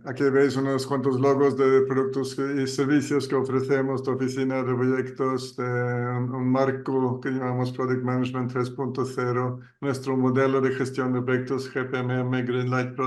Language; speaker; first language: Spanish; non-native, fluent; Swedish